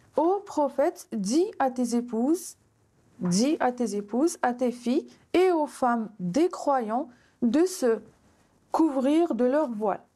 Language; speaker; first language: French; non-native, local second language; Arabic